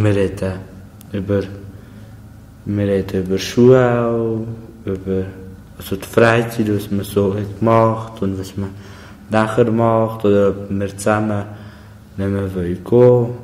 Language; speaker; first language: German; early bilingual, other home language; Albanian